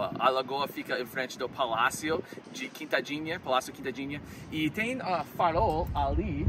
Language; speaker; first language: Portuguese; non-native, learner; English